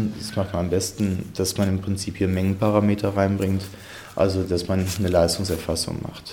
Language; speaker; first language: German; native; German